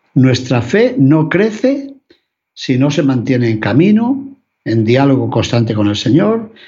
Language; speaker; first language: Spanish; native; Spanish